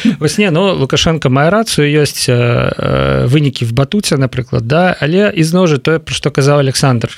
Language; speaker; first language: Belarusian; non-native, local second language; Russian